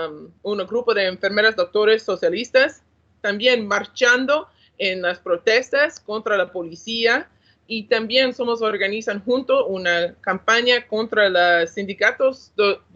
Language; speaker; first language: Spanish; non-native, learner; English